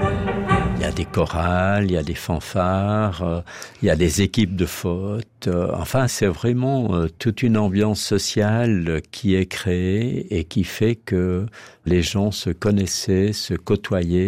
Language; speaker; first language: French; native; French